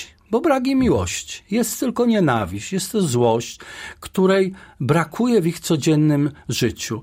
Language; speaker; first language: Polish; native; Polish